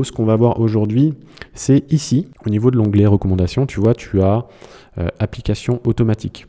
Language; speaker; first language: French; native; French